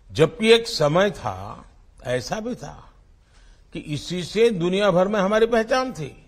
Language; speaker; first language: Hindi; non-native, local second language; Gujarati